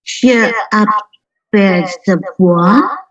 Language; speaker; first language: French; non-native, learner; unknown